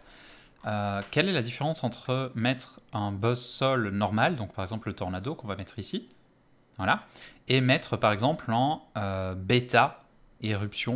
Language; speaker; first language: French; native; French